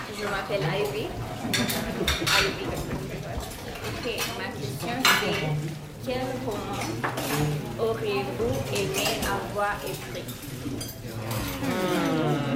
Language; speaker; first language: French; non-native, learner; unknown